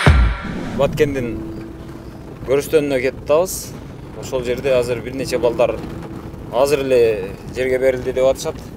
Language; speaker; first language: Kyrgyz; native; Kyrgyz